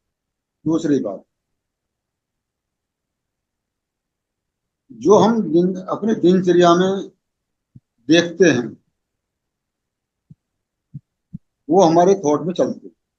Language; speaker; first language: Hindi; native; Hindi